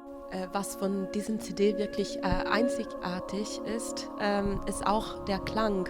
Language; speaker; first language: German; non-native, fluent; Italian